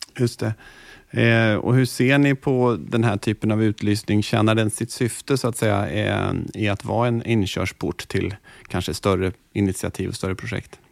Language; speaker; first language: Swedish; native; Swedish